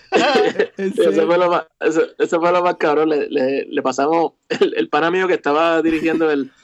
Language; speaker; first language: Spanish; native; Spanish